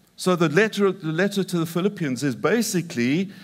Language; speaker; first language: English; native; English